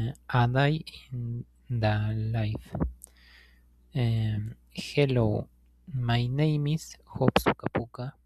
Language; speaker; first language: English; non-native, learner; Spanish